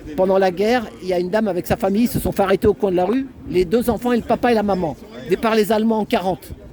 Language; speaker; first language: French; native; French